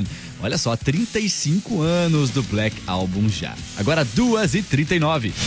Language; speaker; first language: Portuguese; native; Portuguese